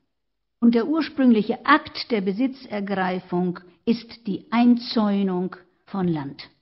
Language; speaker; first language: German; native; German